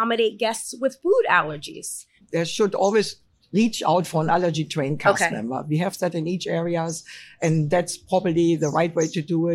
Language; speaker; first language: English; non-native, fluent; German